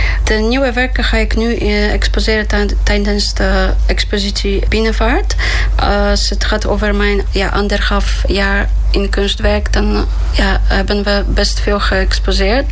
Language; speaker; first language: Dutch; non-native, fluent; Polish